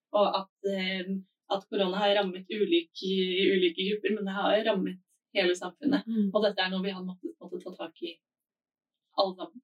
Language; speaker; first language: Norwegian; non-native, fluent; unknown